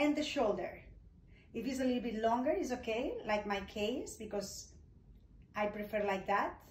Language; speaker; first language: English; non-native, fluent; Spanish